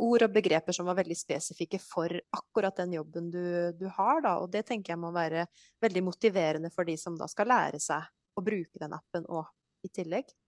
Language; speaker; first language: Norwegian; native; Norwegian